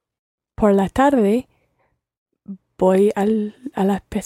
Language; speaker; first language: Spanish; non-native, learner; English